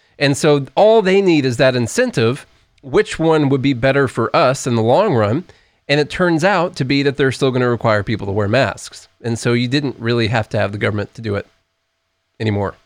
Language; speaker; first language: English; native; English